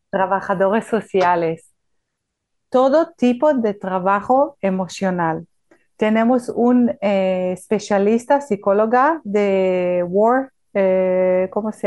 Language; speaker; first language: Spanish; non-native, fluent; Hebrew